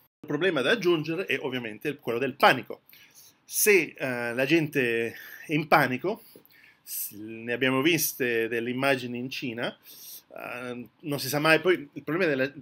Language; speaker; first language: Italian; early bilingual, heritage; French